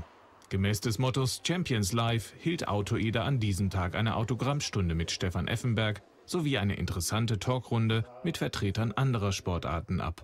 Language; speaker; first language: German; native; German